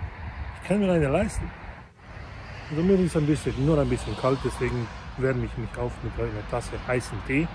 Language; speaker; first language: German; non-native, fluent; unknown